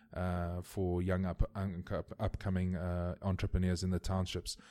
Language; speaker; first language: English; native; English